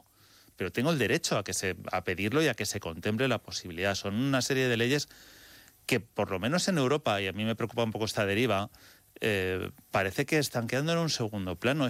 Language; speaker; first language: Spanish; native; Spanish